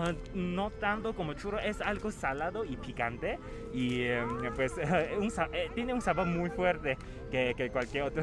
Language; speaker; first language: Spanish; non-native, fluent; Chinese